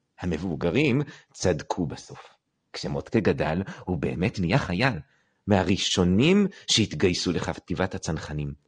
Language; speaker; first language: Hebrew; native; Hebrew